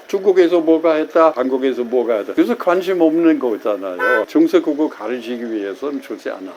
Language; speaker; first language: Korean; non-native, fluent; German